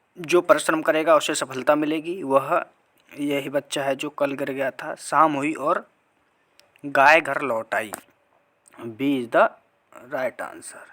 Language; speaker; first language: Hindi; native; Hindi